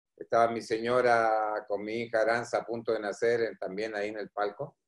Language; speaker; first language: Spanish; native; Spanish